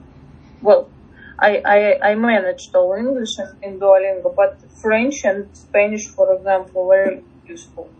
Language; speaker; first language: English; non-native, fluent; Russian